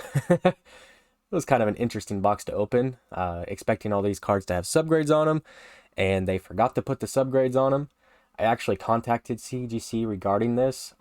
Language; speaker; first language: English; native; English